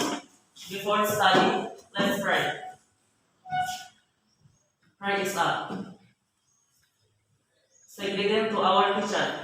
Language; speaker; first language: English; non-native, learner; Indonesian